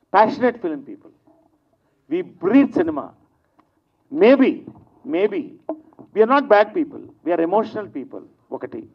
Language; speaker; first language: Telugu; native; Telugu